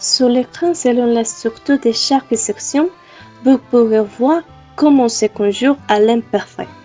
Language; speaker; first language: French; non-native, learner; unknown